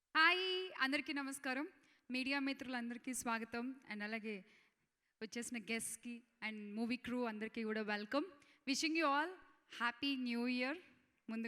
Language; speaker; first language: Telugu; native; Telugu